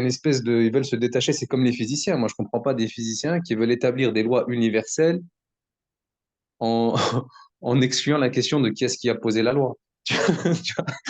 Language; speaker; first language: French; native; French